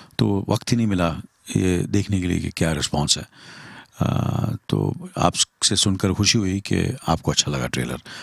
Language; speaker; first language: Hindi; native; Hindi